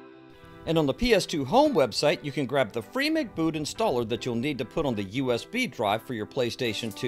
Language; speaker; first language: English; native; English